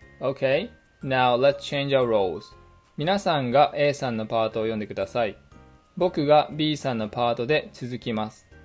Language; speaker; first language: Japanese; native; Japanese